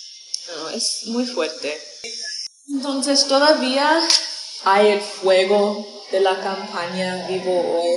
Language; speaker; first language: Spanish; non-native, learner; English